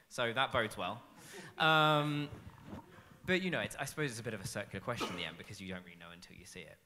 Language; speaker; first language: English; native; English